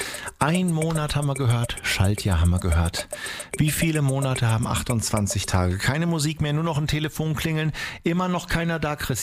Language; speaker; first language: German; native; German